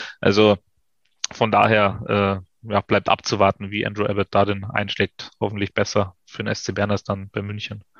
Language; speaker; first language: German; native; German